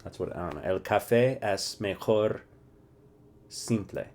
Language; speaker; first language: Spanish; non-native, fluent; English